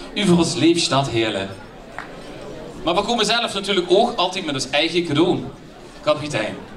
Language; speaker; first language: Dutch; non-native, local second language; Limburgish